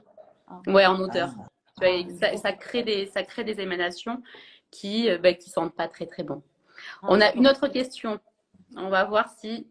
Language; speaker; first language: French; native; French